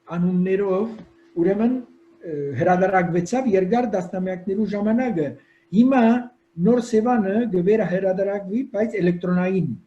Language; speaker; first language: Armenian; early bilingual, heritage; Armenian